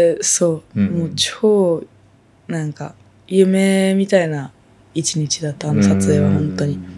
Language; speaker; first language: Japanese; non-native, local second language; English